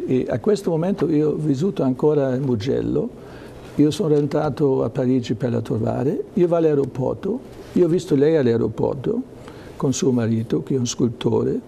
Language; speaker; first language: Italian; non-native, learner; German